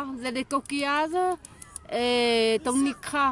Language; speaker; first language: French; non-native, fluent; Vietnamese